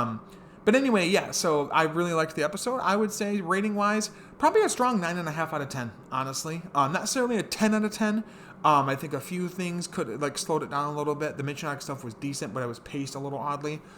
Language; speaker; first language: English; native; English